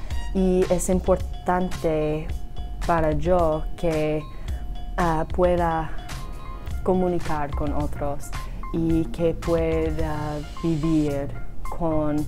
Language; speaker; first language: Spanish; non-native, learner; English